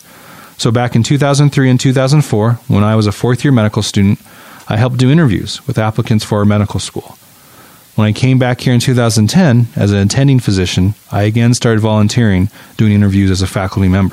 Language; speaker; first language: English; native; English